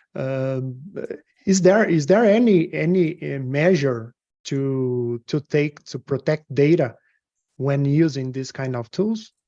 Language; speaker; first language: English; non-native, fluent; Portuguese